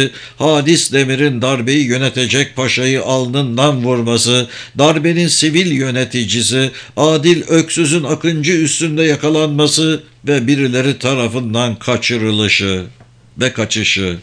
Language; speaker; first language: Turkish; native; Turkish